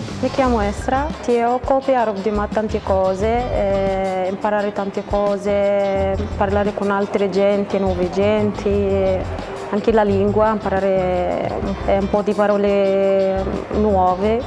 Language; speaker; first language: Italian; non-native, learner; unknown